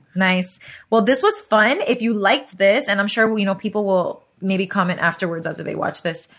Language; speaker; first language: English; early bilingual, other home language; Spanish